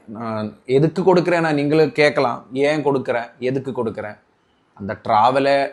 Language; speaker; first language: Tamil; non-native, local second language; Malayalam